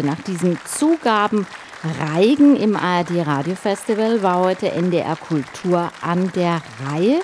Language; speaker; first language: German; native; German